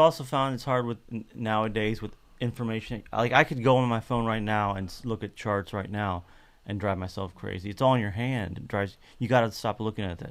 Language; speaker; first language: English; native; English